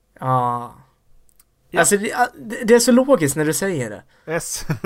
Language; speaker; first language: Swedish; native; Swedish